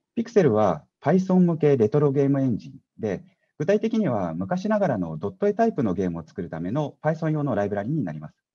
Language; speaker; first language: Japanese; native; Japanese